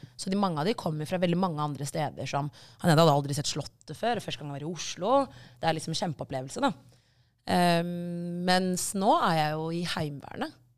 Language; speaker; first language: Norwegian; early bilingual, other home language; Tigrinya